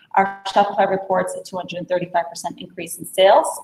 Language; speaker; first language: English; native; English